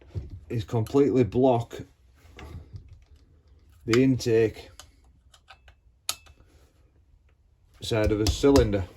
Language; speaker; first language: English; native; English